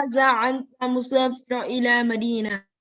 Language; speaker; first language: Arabic; non-native, learner; English